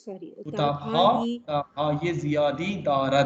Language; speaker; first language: Persian; non-native, fluent; Urdu